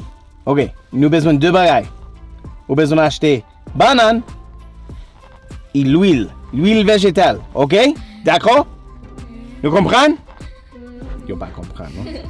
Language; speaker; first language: Haitian Creole; non-native, learner; English